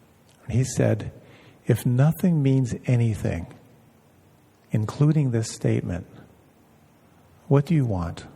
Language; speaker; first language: English; native; English